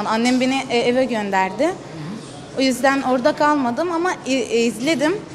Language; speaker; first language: Turkish; early bilingual, other home language; Arabic